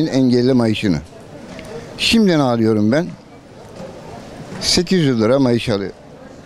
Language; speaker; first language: Turkish; native; Turkish